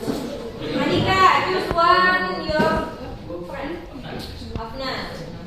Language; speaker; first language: English; non-native, fluent; Indonesian